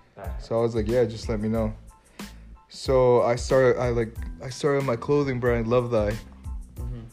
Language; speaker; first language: English; early bilingual, other home language; Spanish